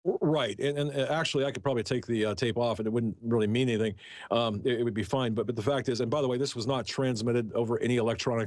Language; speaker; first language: English; native; English